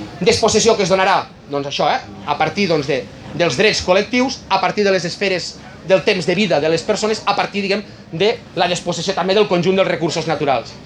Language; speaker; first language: Catalan; native; Catalan